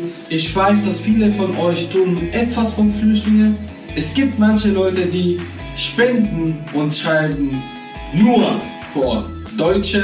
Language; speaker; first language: German; non-native, fluent; Arabic